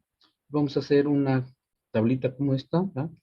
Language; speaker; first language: Spanish; native; Spanish